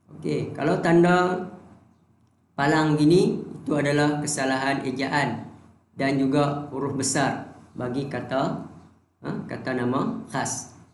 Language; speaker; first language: Malay; native; Malay